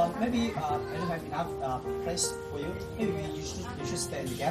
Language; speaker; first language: English; non-native, learner; Hmong